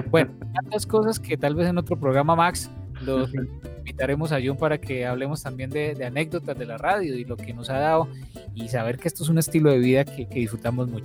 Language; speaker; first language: Spanish; native; Spanish